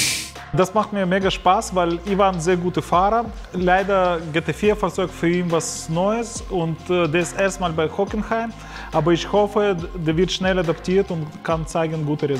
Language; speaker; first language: German; non-native, learner; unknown